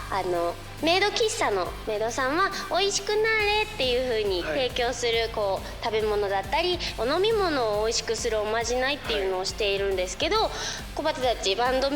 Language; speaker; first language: Japanese; native; Japanese